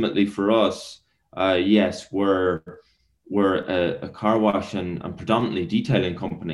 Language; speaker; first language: English; native; English